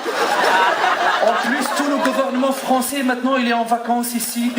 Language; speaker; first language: French; non-native, local second language; Arabic